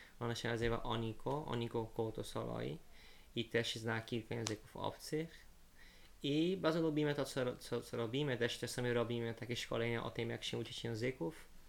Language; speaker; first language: Polish; non-native, fluent; Portuguese